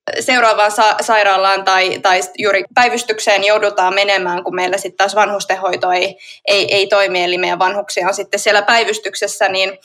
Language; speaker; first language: Finnish; native; Finnish